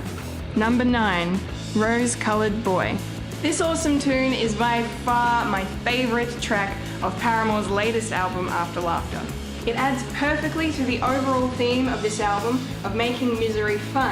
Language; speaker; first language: English; native; English